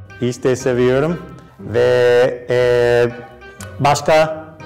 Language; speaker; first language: Turkish; non-native, learner; English